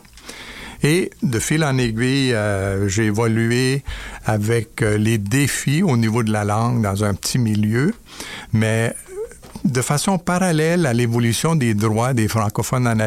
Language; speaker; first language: French; native; French